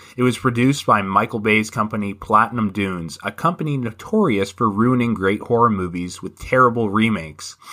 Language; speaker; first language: English; native; English